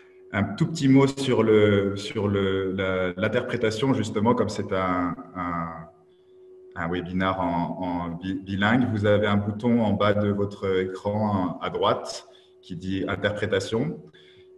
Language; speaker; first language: French; native; French